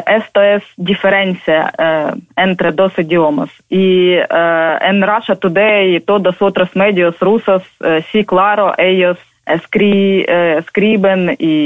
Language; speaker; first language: Spanish; non-native, fluent; Ukrainian